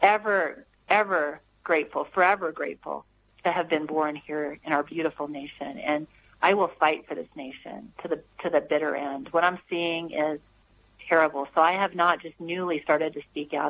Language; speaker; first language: English; native; English